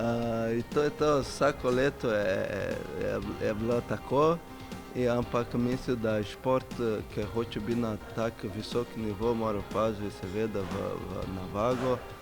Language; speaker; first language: Slovenian; non-native, fluent; Portuguese